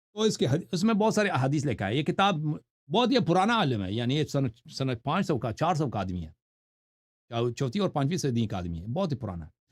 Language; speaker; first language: Urdu; non-native, fluent; Persian